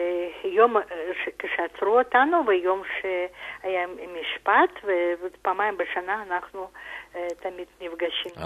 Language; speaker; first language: Hebrew; non-native, fluent; Russian